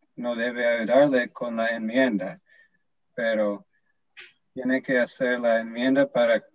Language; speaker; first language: Spanish; non-native, fluent; English